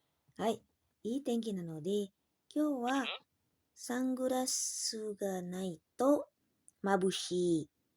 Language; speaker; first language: Japanese; non-native, learner; Indonesian